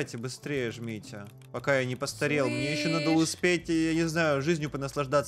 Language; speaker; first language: Russian; native; Russian